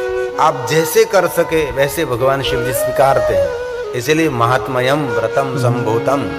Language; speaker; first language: Hindi; non-native, local second language; Gujarati